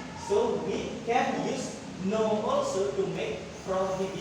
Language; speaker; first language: English; non-native, learner; Indonesian